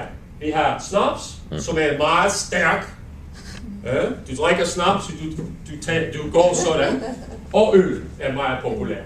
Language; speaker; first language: Danish; non-native, learner; English